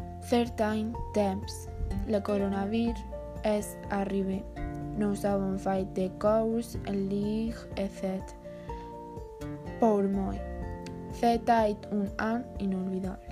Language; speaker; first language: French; non-native, learner; Spanish